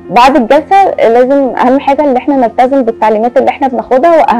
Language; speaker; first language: Arabic; native; Arabic